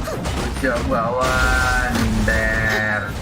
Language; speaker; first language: English; non-native, learner; Indonesian